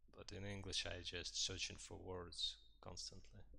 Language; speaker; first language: English; non-native, fluent; Russian